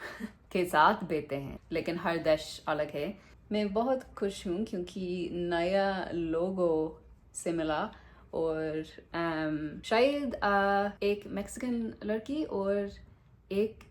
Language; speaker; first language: Hindi; non-native, learner; English